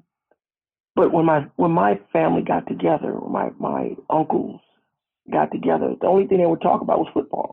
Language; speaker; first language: English; native; English